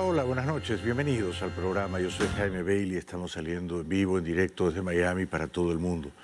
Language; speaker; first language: Spanish; native; Spanish